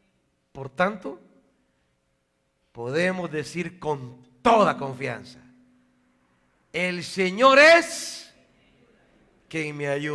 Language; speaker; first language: Spanish; native; Spanish